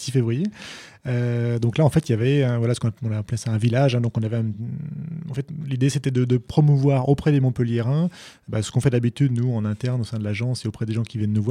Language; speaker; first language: French; native; French